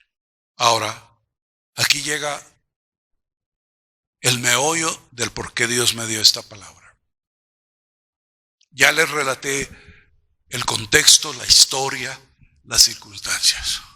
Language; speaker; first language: Spanish; native; Spanish